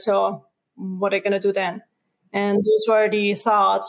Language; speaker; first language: English; non-native, fluent; German